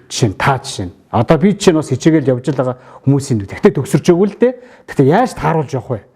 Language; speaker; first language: Mongolian; native; Mongolian